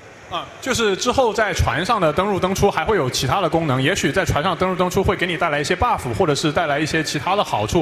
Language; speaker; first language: Chinese; native; Chinese